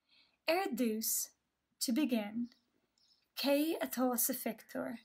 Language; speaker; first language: Irish; non-native, local second language; English